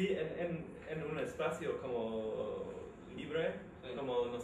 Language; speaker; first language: Spanish; non-native, learner; English